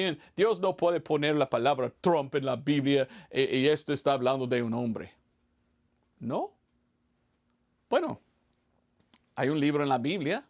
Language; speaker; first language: Spanish; non-native, fluent; English